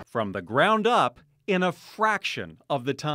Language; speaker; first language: English; native; English